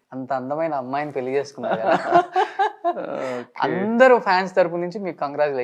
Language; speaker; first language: Telugu; native; Telugu